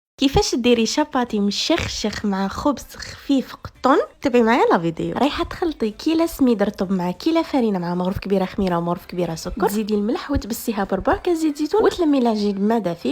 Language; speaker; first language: Arabic; native; Arabic